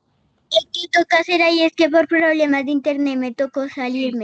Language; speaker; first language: Spanish; native; Spanish